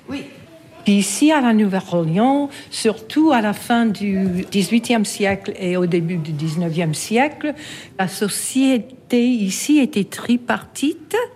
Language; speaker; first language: French; non-native, fluent; English